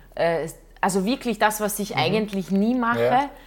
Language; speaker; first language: German; non-native, fluent; Croatian